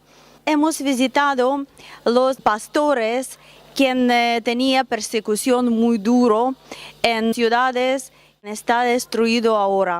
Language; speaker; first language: Spanish; non-native, learner; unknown